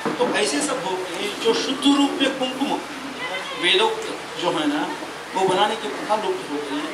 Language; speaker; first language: Hindi; non-native, local second language; Marathi